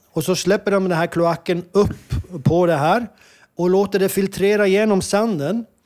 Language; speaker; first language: Swedish; non-native, fluent; Hebrew